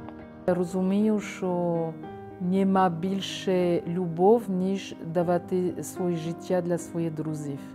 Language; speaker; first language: Ukrainian; non-native, fluent; French